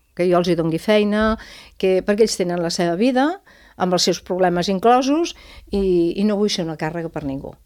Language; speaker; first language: Catalan; non-native, local second language; Spanish